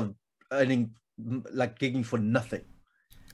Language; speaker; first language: English; native; English